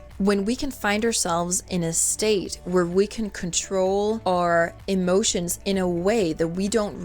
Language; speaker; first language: English; non-native, fluent; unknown